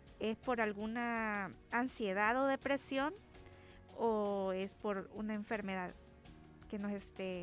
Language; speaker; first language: Spanish; native; Spanish